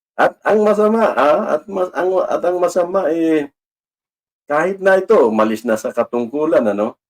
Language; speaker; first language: Filipino; non-native, local second language; Cebuano